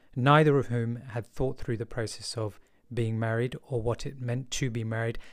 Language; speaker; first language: English; early bilingual, other home language; Hindi